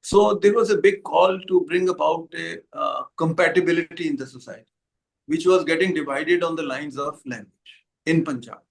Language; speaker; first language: English; non-native, local second language; Punjabi